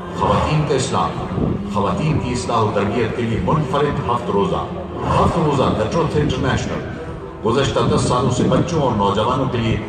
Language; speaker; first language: Urdu; native; Urdu